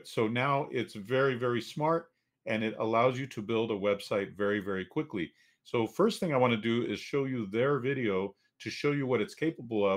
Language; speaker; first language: English; native; English